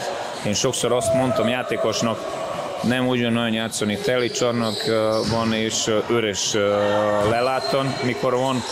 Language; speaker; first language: Hungarian; non-native, fluent; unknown